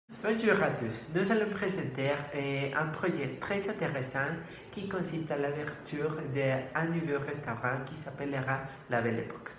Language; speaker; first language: French; non-native, learner; Spanish